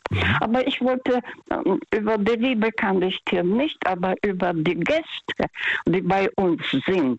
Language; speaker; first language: German; non-native, fluent; Russian